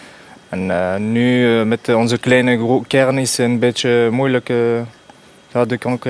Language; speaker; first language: Dutch; non-native, fluent; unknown